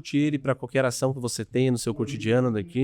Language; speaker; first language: Portuguese; native; Portuguese